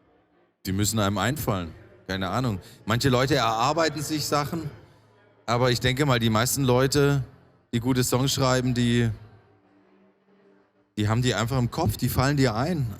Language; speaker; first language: German; native; German